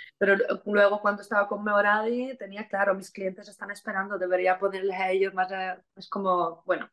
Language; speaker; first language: Spanish; non-native, fluent; Polish